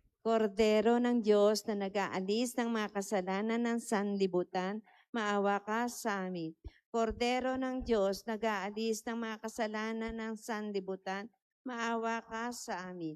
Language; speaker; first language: Filipino; native; Filipino